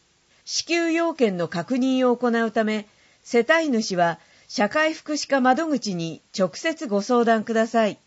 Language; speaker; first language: Japanese; native; Japanese